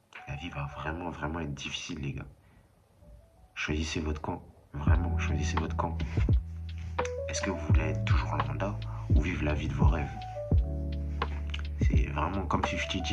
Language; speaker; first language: French; native; French